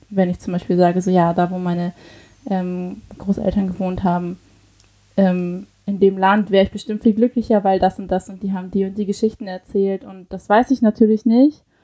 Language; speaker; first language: German; early bilingual, other home language; Chinese